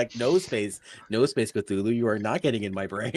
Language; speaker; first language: English; native; English